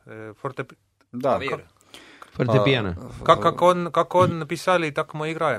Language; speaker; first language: Russian; non-native, local second language; Estonian